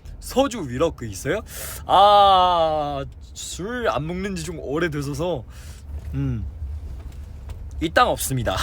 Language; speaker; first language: Korean; non-native, fluent; Chinese